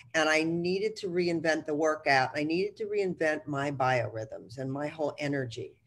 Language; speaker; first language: English; native; English